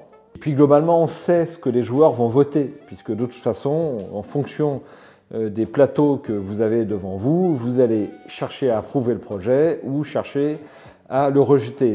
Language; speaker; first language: French; native; French